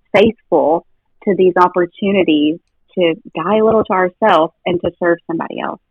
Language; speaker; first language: English; native; English